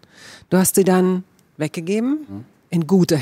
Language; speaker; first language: German; native; German